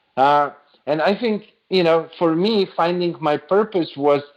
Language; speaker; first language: English; non-native, fluent; Slovenian